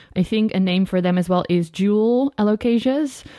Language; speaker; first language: English; non-native, fluent; Dutch